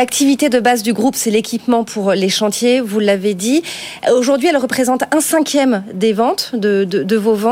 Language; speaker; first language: French; native; French